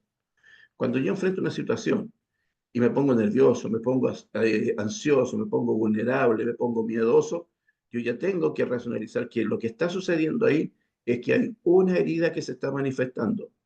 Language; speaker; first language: Spanish; native; Spanish